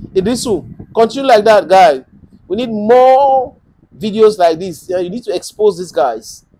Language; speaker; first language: English; non-native, local second language; French